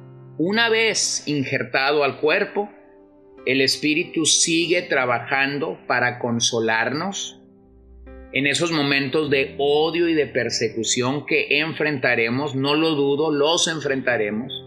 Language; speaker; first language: Spanish; native; Spanish